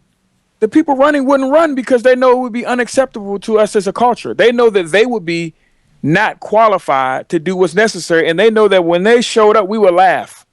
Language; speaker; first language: English; native; English